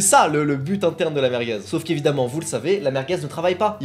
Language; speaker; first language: French; native; French